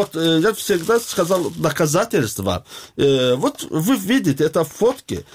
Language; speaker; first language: Russian; non-native, learner; Azerbaijani